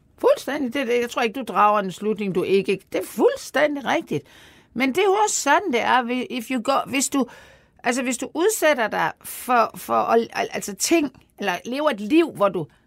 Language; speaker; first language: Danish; native; Danish